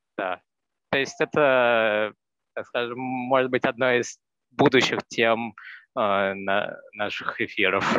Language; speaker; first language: Russian; non-native, fluent; Hindi